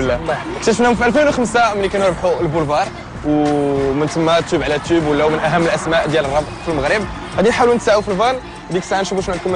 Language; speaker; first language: Arabic; native; Arabic